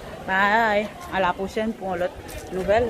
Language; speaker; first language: French; non-native, learner; Haitian Creole